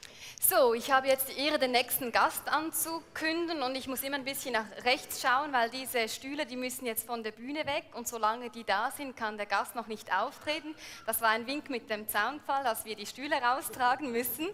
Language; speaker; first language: German; native; German